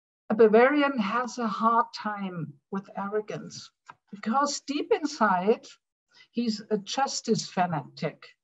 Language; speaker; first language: English; non-native, fluent; German